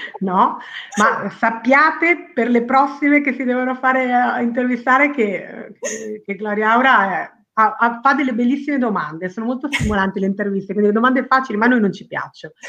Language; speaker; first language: Italian; early bilingual, other home language; Spanish